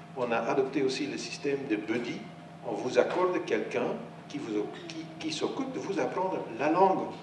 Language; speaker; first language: French; non-native, local second language; Dutch